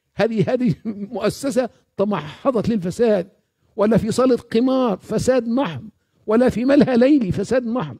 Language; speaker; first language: Arabic; native; Arabic